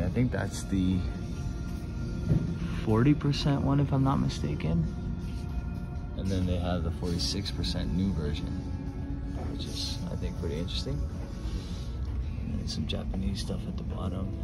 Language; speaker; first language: English; native; English